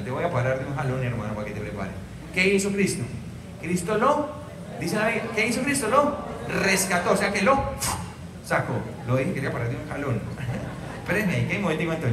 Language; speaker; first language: Spanish; native; Spanish